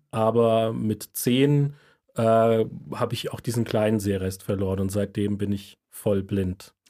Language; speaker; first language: German; native; German